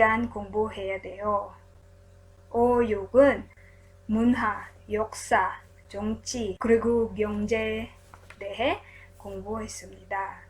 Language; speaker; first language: Korean; non-native, learner; Filipino